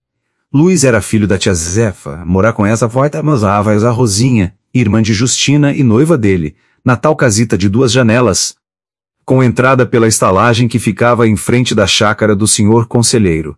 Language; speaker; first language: Portuguese; native; Portuguese